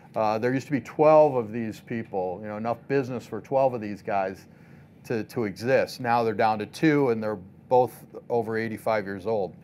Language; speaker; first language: English; native; English